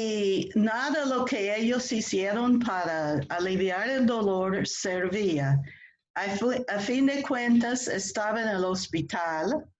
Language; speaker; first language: Spanish; non-native, fluent; English